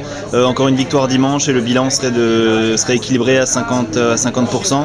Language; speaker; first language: French; native; French